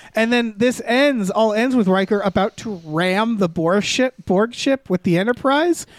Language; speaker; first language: English; native; English